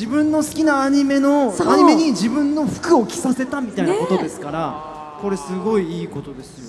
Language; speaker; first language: Japanese; native; Japanese